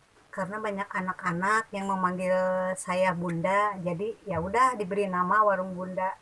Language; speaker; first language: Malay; non-native, local second language; Sundanese